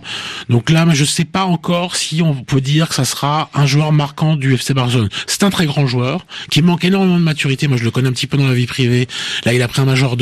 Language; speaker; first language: French; native; French